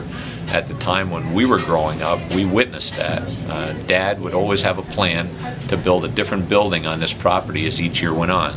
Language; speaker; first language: English; native; English